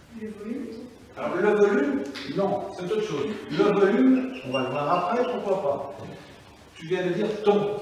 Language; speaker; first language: French; native; French